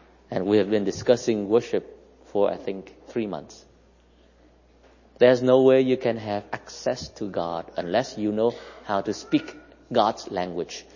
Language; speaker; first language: English; non-native, fluent; Vietnamese